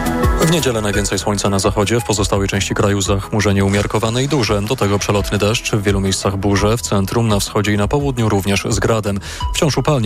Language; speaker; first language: Polish; native; Polish